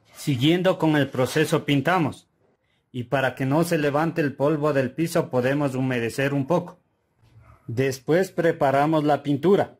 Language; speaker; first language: Spanish; native; Spanish